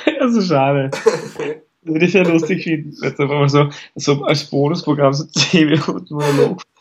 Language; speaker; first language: German; native; German